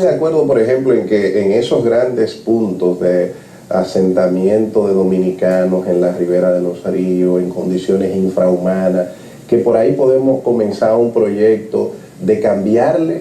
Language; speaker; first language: Spanish; native; Spanish